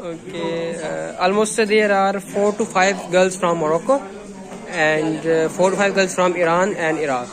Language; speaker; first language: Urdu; non-native, local second language; Punjabi